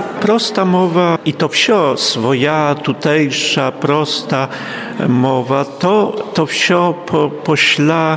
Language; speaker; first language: Polish; non-native, local second language; Ukrainian